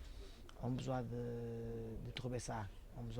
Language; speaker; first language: French; non-native, fluent; Portuguese